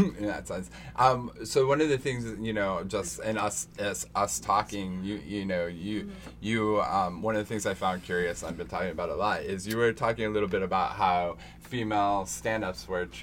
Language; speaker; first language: English; native; English